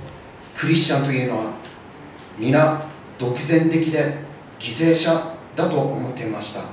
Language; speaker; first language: Japanese; early bilingual, other home language; English